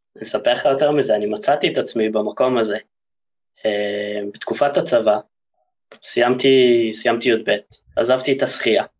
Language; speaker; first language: Hebrew; native; Hebrew